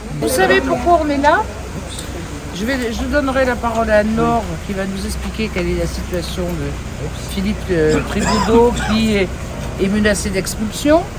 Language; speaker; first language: French; native; French